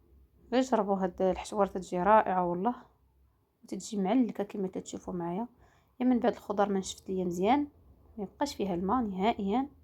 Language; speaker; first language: Arabic; native; Arabic